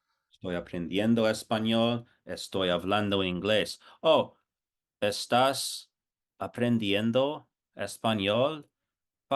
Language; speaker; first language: Spanish; non-native, fluent; English